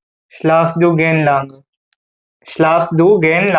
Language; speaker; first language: German; non-native, learner; Hindi